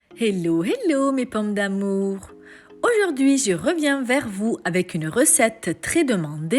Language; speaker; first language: French; native; French